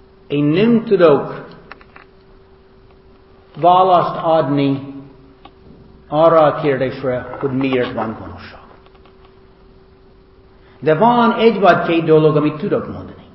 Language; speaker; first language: Hungarian; non-native, fluent; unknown